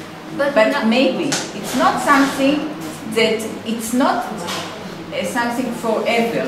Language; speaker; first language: English; non-native, fluent; Hebrew